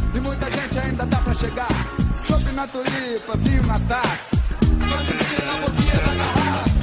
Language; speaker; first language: French; non-native, fluent; Portuguese